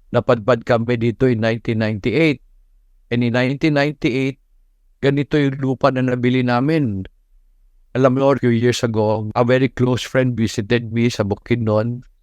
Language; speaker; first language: Filipino; non-native, local second language; Cebuano